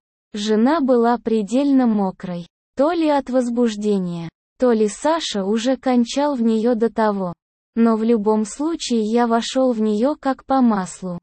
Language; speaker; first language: Russian; native; Russian